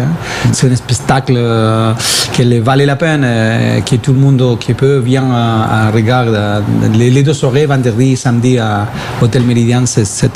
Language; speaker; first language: French; non-native, fluent; Spanish